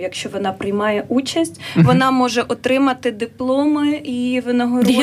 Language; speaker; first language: Ukrainian; native; Ukrainian